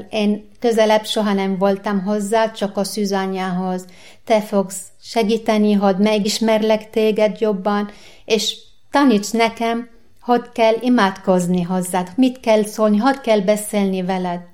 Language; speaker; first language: Hungarian; non-native, fluent; Arabic